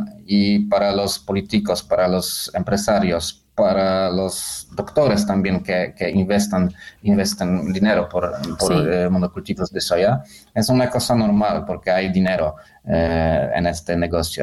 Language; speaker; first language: Spanish; non-native, fluent; Polish